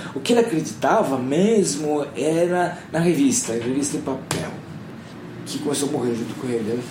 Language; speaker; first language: Portuguese; native; Portuguese